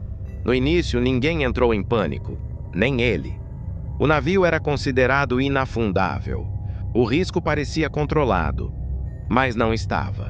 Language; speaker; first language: Portuguese; native; Portuguese